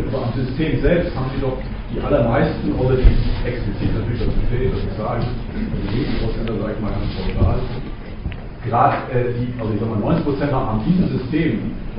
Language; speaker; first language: German; native; German